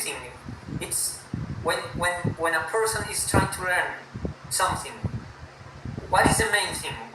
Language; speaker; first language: English; non-native, fluent; Spanish